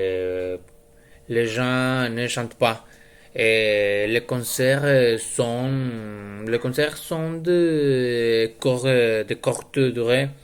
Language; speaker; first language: French; non-native, learner; Spanish